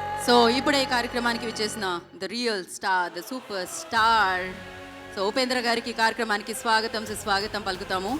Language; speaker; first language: Telugu; native; Telugu